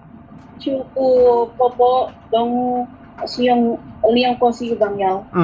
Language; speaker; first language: Cantonese; non-native, learner; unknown